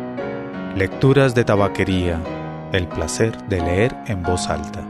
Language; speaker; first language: Spanish; native; Spanish